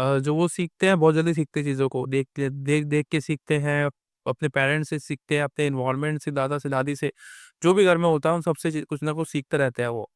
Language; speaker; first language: Hindi; native; Hindi